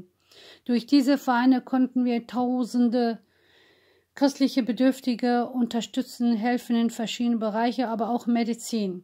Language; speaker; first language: German; non-native, fluent; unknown